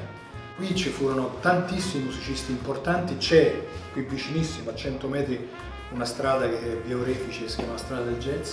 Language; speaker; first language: Italian; native; Italian